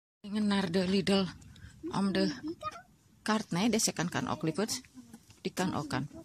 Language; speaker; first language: Dutch; non-native, learner; Indonesian